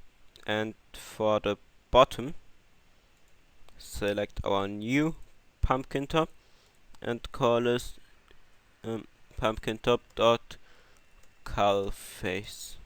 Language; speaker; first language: English; non-native, fluent; German